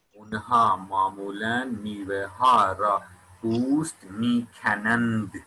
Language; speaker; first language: Persian; non-native, fluent; Urdu